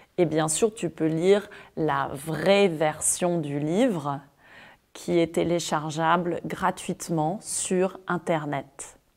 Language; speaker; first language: French; native; French